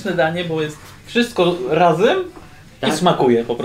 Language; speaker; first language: Polish; native; Polish